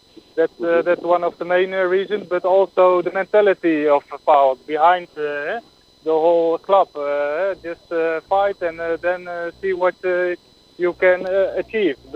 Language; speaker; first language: English; non-native, fluent; Dutch